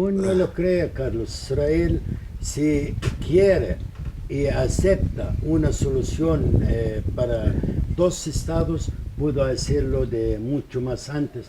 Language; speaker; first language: Spanish; non-native, fluent; Arabic